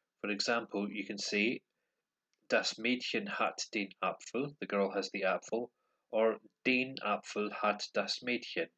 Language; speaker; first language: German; non-native, learner; English